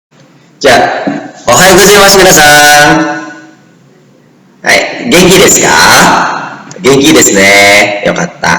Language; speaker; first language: Japanese; non-native, fluent; Indonesian